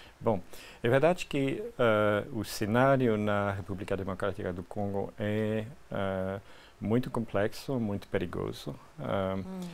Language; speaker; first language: Portuguese; non-native, fluent; French